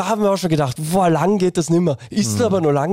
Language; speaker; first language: German; native; German